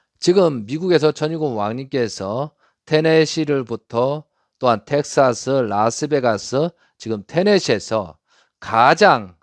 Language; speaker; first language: Korean; native; Korean